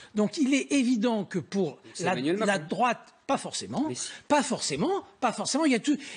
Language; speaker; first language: French; native; French